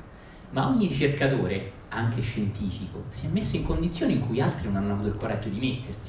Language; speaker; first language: Italian; native; Italian